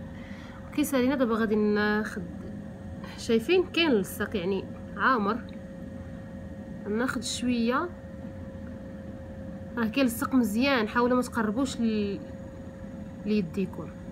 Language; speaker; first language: Arabic; native; Arabic